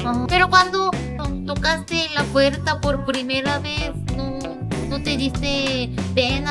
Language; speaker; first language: Spanish; non-native, learner; Korean